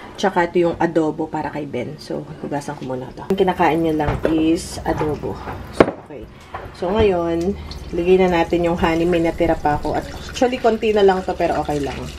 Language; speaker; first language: Filipino; native; Filipino